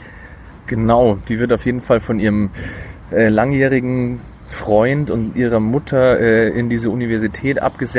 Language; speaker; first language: German; native; German